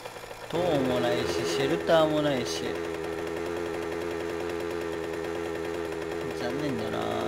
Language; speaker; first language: Japanese; native; Japanese